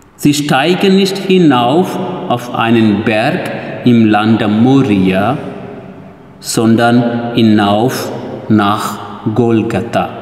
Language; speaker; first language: German; non-native, fluent; Telugu